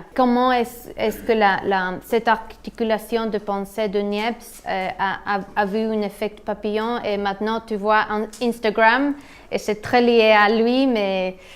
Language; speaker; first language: French; non-native, learner; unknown